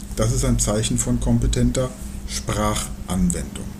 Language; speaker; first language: German; native; German